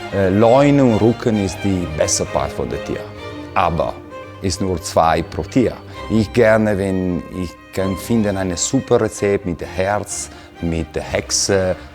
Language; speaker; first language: German; non-native, learner; Italian